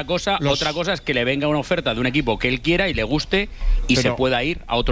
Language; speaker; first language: Spanish; native; Spanish